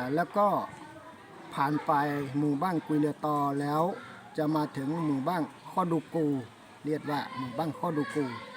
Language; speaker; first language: Thai; non-native, local second language; S'gaw Karen